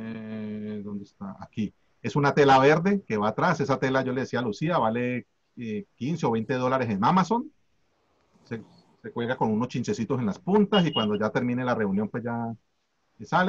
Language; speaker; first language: Spanish; native; Spanish